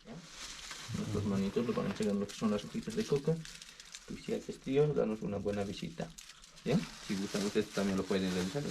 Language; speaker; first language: Spanish; native; Spanish